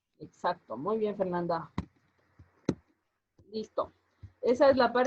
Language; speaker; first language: Spanish; native; Spanish